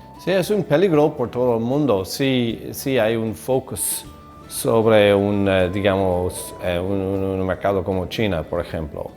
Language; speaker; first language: Spanish; non-native, fluent; English